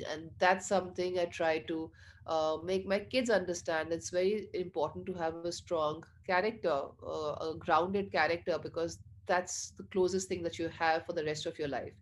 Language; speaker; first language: English; non-native, local second language; Punjabi